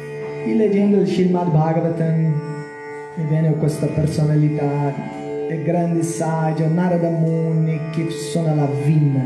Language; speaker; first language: Italian; non-native, learner; Portuguese